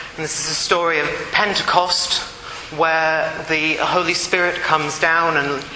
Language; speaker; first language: English; native; English